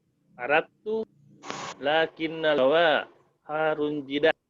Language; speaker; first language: Arabic; non-native, learner; Indonesian